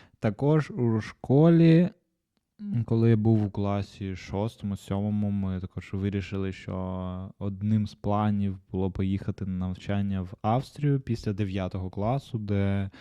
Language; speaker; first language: Ukrainian; non-native, local second language; Russian